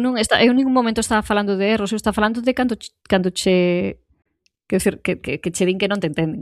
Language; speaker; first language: Galician; native; Galician